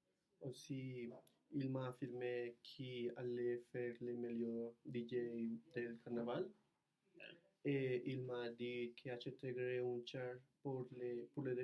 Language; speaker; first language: French; non-native, learner; Spanish